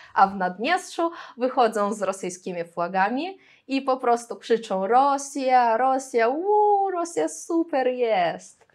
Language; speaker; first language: Polish; non-native, fluent; Russian